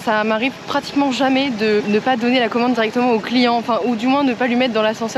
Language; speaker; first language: French; native; French